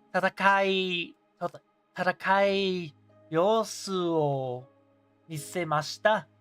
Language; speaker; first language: Japanese; non-native, learner; English